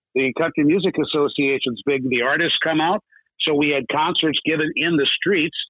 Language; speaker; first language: English; native; English